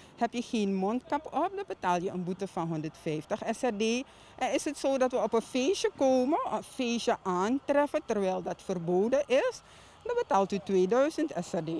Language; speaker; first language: Dutch; native; Dutch